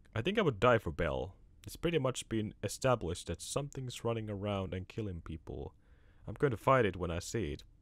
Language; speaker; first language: English; non-native, fluent; Finnish